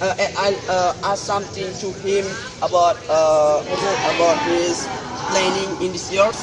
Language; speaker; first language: English; non-native, learner; Indonesian